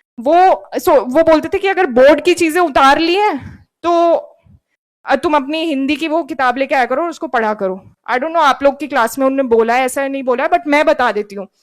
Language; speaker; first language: Hindi; native; Hindi